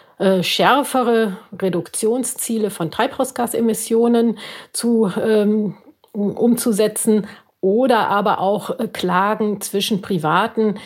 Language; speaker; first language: German; native; German